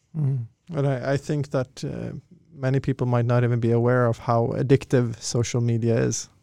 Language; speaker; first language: English; non-native, fluent; Swedish